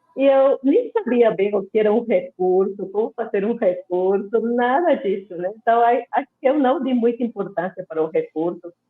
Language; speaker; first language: Portuguese; non-native, fluent; Spanish